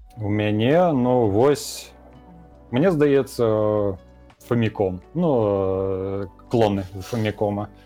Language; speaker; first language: Belarusian; non-native, local second language; Russian